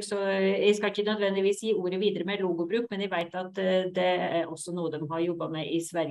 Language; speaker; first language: Norwegian; native; Norwegian